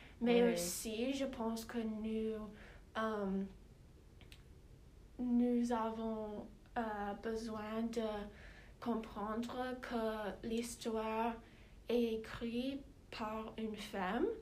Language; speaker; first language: French; non-native, learner; English